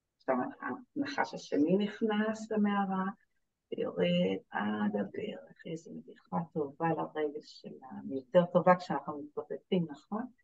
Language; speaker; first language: Hebrew; native; Hebrew